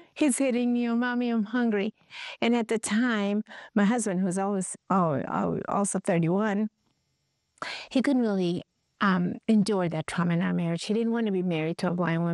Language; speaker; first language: English; non-native, fluent; Spanish